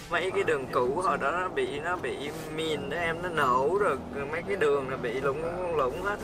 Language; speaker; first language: Vietnamese; native; Vietnamese